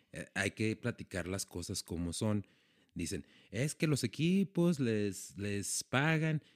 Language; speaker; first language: Spanish; native; Spanish